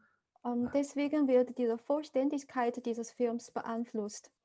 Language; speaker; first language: German; non-native, fluent; Chinese